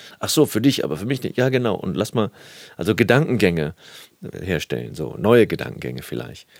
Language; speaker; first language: German; native; German